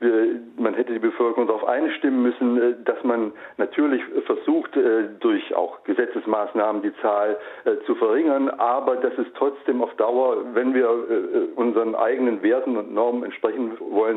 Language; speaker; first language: German; native; German